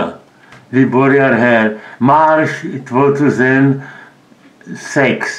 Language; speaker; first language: Swedish; non-native, learner; Czech